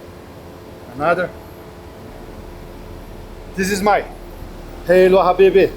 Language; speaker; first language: English; non-native, learner; Portuguese